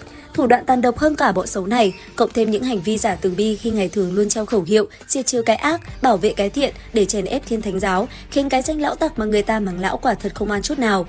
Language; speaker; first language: Vietnamese; native; Vietnamese